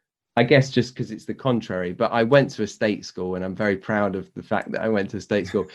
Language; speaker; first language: English; native; English